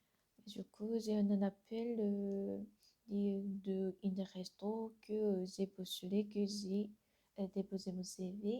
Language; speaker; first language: French; non-native, learner; Korean